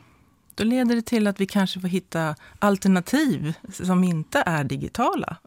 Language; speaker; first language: Swedish; native; Swedish